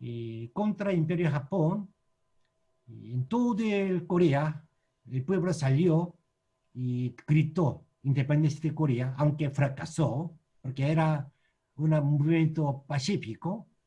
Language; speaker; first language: Spanish; non-native, learner; Korean